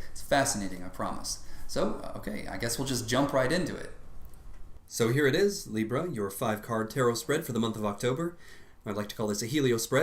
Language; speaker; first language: English; native; English